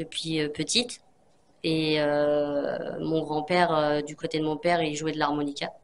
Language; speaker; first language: French; native; French